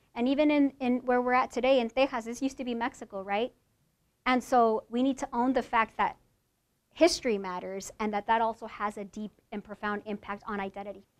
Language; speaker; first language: English; native; English